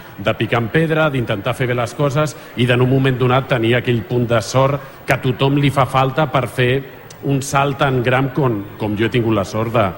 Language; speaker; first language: Catalan; native; Catalan